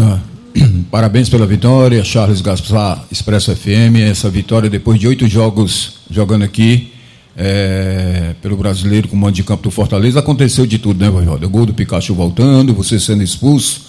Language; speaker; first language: Portuguese; native; Portuguese